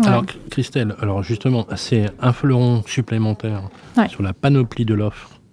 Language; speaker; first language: French; native; French